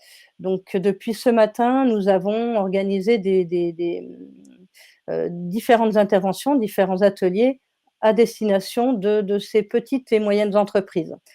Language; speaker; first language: French; native; French